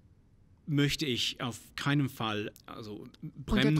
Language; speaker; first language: German; non-native, fluent; English